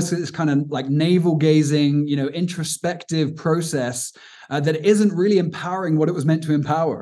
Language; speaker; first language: English; native; English